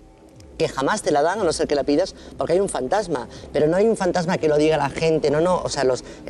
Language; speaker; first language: Spanish; native; Spanish